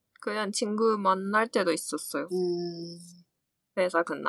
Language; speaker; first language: Korean; non-native, fluent; Japanese